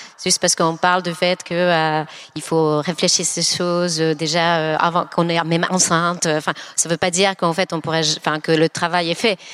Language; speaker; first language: French; non-native, fluent; Finnish